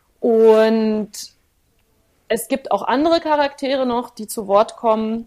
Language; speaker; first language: German; early bilingual, other home language; Plautdietsch